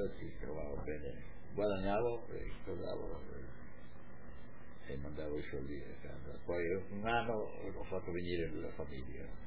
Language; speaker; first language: Italian; non-native, local second language; Friulian